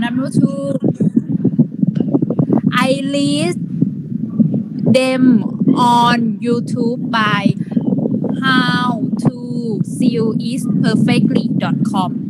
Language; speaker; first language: English; non-native, learner; Thai